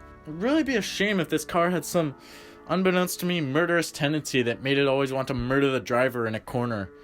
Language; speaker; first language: English; native; English